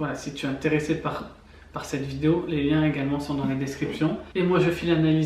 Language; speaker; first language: French; native; French